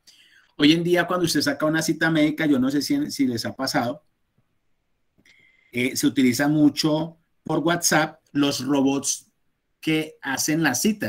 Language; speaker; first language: Spanish; native; Spanish